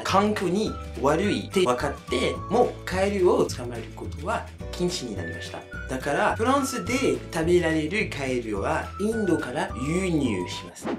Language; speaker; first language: Japanese; non-native, fluent; French